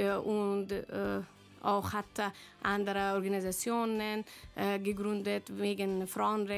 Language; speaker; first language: German; non-native, learner; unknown